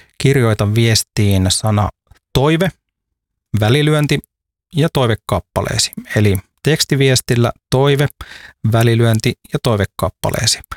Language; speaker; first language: Finnish; native; Finnish